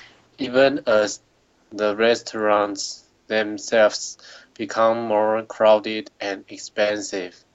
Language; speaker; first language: English; non-native, learner; Chinese